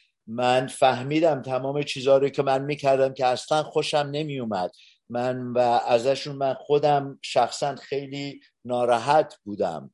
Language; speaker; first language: Persian; early bilingual, heritage; Persian